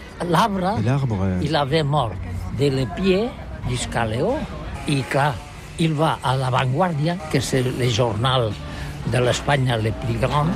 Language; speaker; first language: French; non-native, learner; Catalan